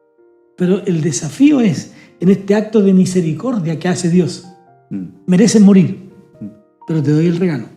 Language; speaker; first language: Spanish; native; Spanish